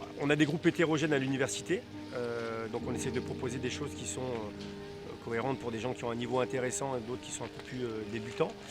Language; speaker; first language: French; native; French